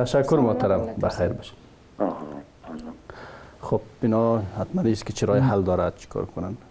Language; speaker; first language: Persian; native; Persian